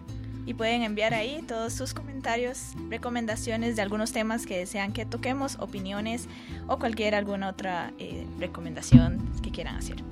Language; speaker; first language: Spanish; native; Spanish